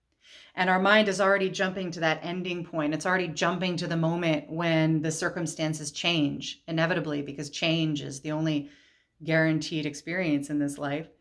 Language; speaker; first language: English; native; English